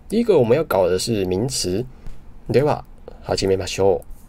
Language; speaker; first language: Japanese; non-native, fluent; Chinese